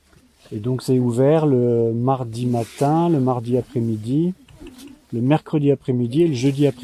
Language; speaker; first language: French; native; French